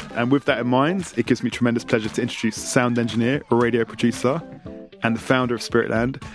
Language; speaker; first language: English; native; English